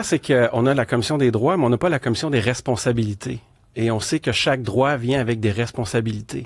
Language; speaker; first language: French; native; French